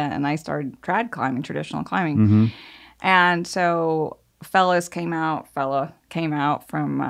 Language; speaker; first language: English; native; English